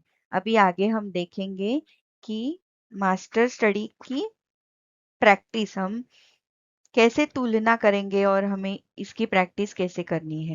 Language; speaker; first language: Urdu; non-native, local second language; Marathi